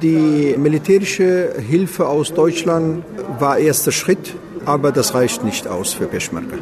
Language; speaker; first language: German; non-native, fluent; Kurdish